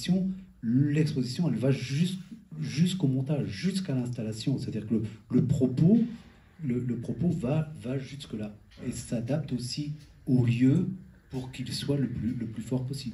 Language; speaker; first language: French; native; French